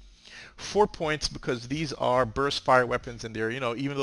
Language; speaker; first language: English; native; English